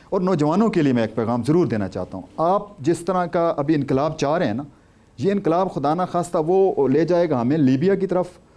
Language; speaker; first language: Urdu; non-native, local second language; Saraiki